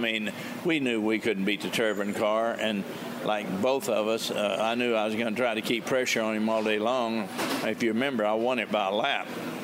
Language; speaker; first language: English; native; English